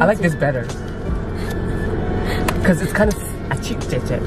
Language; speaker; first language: English; native; English